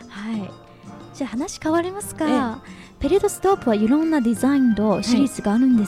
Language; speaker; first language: Japanese; non-native, fluent; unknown